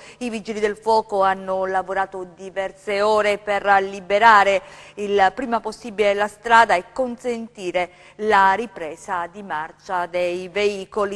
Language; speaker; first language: Italian; native; Italian